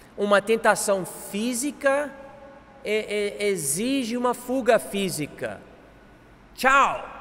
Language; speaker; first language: Portuguese; non-native, fluent; English